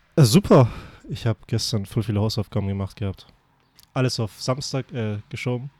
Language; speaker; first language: German; early bilingual, other home language; Persian